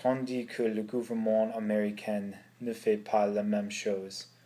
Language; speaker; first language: French; non-native, learner; English